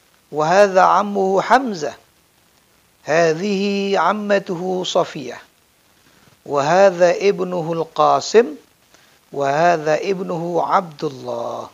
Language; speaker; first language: Arabic; non-native, fluent; Indonesian